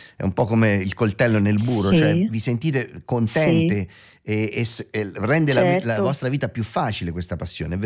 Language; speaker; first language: Italian; native; Italian